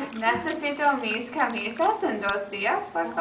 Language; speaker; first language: Spanish; non-native, learner; English